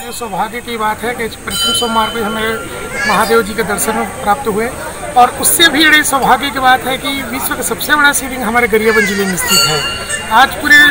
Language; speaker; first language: Hindi; native; Hindi